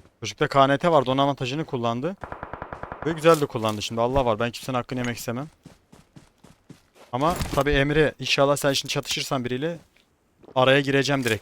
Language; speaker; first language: Turkish; native; Turkish